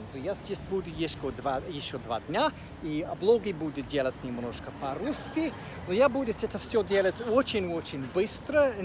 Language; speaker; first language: Russian; non-native, fluent; English